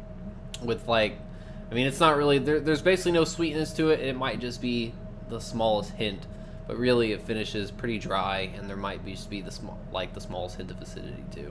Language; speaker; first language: English; native; English